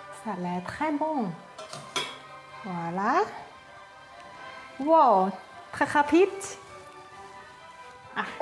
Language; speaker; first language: French; non-native, fluent; Thai